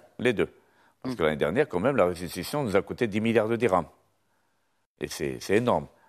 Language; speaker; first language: French; non-native, local second language; Arabic